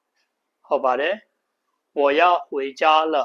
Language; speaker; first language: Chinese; non-native, fluent; Burmese